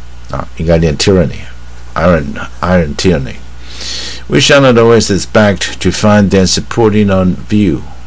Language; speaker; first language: English; non-native, fluent; Chinese